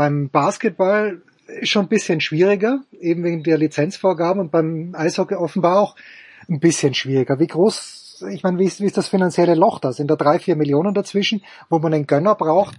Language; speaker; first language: German; native; German